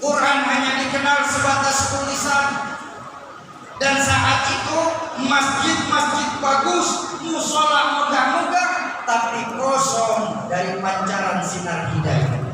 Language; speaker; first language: Indonesian; native; Indonesian